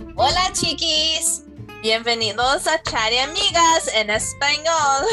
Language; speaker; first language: Spanish; non-native, fluent; English